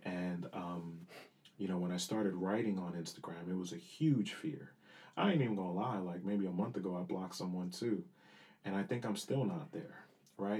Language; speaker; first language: English; early bilingual, other home language; Spanish